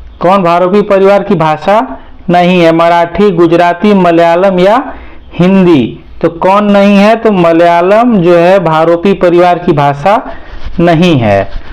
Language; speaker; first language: Hindi; native; Hindi